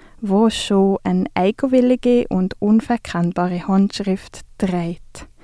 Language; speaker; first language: German; native; German